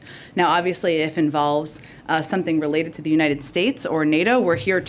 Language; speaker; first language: English; native; English